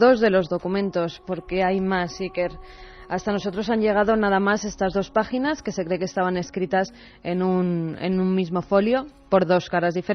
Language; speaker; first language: Spanish; native; Spanish